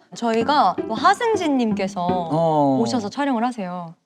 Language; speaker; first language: Korean; native; Korean